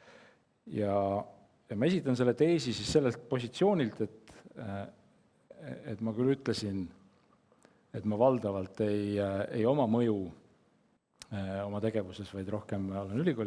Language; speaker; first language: Estonian; native; Estonian